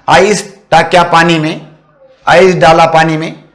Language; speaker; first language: Hindi; non-native, local second language; Marathi